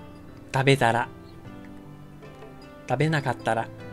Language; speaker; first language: Japanese; non-native, fluent; Portuguese